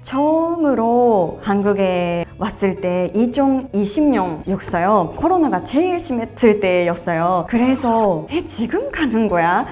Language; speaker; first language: Korean; non-native, fluent; Japanese